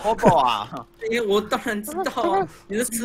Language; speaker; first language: Chinese; native; Chinese